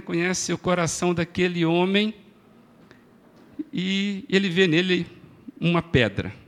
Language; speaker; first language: Portuguese; native; Portuguese